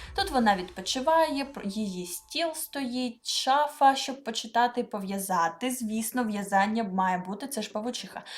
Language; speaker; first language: Ukrainian; non-native, local second language; Russian